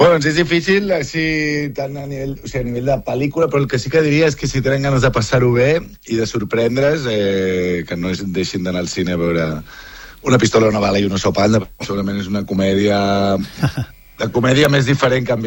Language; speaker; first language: Catalan; native; Catalan